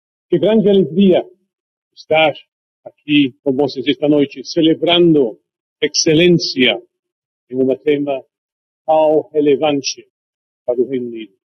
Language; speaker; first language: Portuguese; non-native, fluent; English